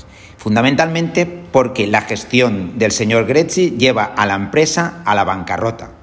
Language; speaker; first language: Spanish; native; Spanish